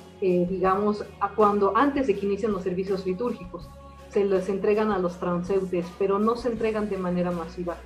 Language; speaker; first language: Spanish; native; Spanish